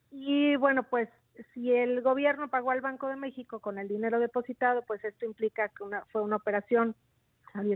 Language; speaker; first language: Spanish; native; Spanish